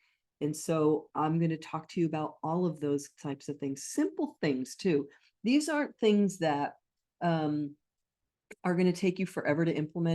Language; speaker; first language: English; native; English